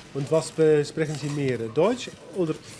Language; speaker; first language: German; non-native, learner; Western Frisian